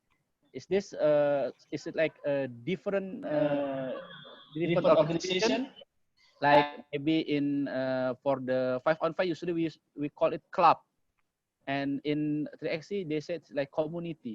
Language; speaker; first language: English; non-native, learner; Indonesian